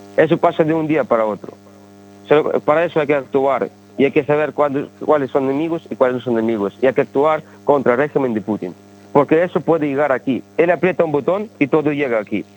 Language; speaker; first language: Spanish; early bilingual, other home language; Ukrainian